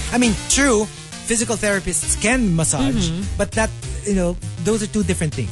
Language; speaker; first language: English; non-native, local second language; Filipino